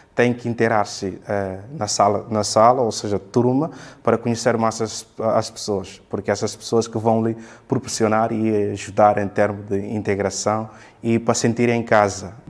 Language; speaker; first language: Portuguese; non-native, local second language; Upper Guinea Crioulo